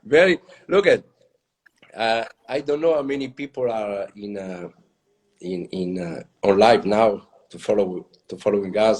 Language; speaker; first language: English; non-native, learner; Italian